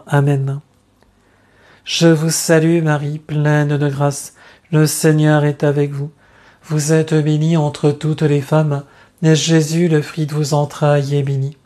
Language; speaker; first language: French; native; French